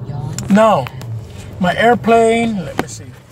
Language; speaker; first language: English; non-native, learner; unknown